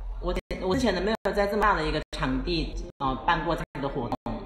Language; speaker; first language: Chinese; native; Chinese